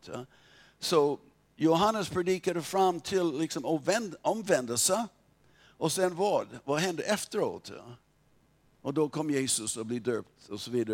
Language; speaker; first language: Swedish; non-native, fluent; English